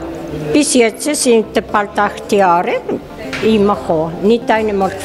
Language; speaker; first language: German; non-native, learner; Italian